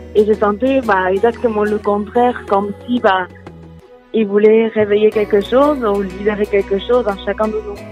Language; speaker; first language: French; non-native, fluent; Portuguese